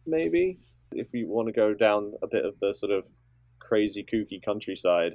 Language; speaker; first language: English; native; English